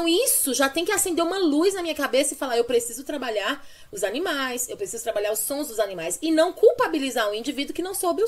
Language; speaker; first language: Portuguese; native; Portuguese